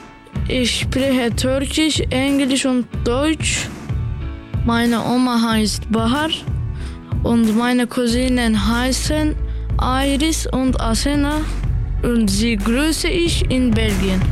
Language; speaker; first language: German; non-native, learner; Turkish